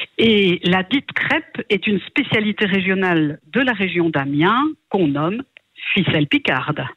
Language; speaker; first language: French; native; French